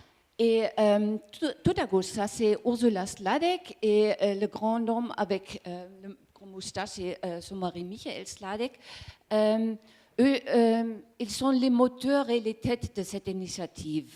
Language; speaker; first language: French; non-native, learner; German